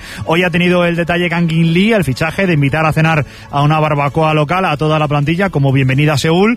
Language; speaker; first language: Spanish; native; Spanish